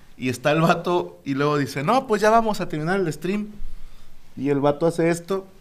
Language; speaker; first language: Spanish; native; Spanish